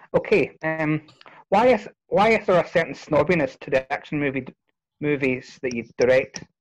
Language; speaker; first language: English; native; English